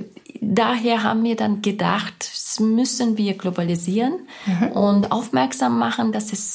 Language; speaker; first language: German; non-native, fluent; Turkish